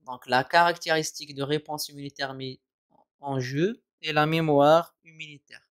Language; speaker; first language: French; non-native, local second language; Arabic